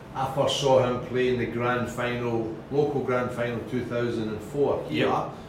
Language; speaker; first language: English; native; English